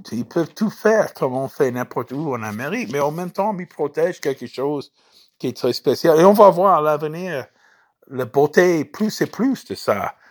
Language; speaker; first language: French; non-native, fluent; English